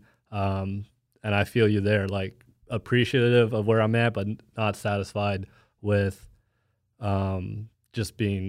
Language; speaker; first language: English; native; English